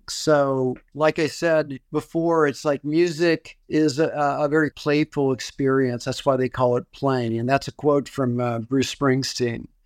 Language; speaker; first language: English; native; English